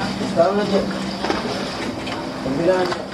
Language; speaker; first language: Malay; non-native, local second language; Chinese